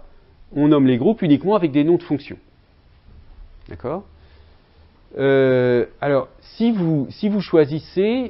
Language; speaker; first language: French; native; French